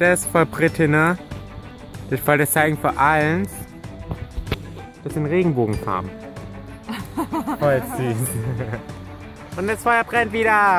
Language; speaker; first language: German; native; German